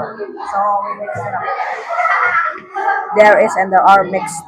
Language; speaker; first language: English; non-native, learner; Indonesian